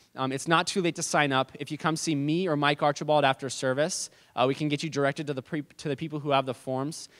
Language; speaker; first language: English; native; English